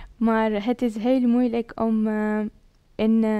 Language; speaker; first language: Dutch; non-native, learner; Arabic